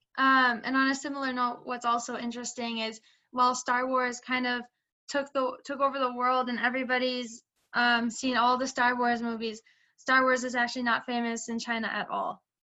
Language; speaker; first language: English; native; English